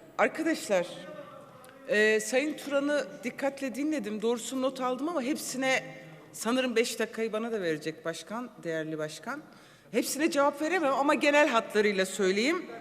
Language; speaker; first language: Turkish; non-native, local second language; Kurdish